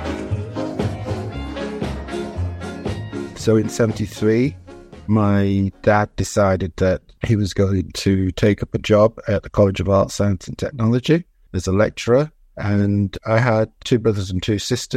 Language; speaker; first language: English; early bilingual, other home language; Jamaican Creole English